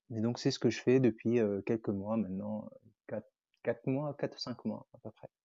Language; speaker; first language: French; non-native, local second language; Arabic